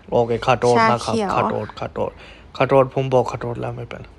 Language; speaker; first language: Thai; non-native, fluent; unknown